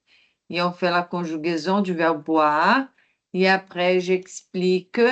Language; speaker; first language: French; non-native, fluent; Portuguese